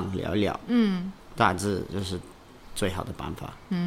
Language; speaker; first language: Chinese; non-native, learner; English